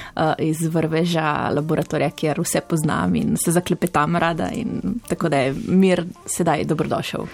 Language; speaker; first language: Slovenian; non-native, local second language; Italian